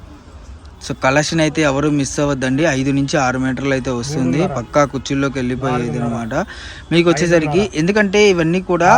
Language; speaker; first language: Telugu; native; Telugu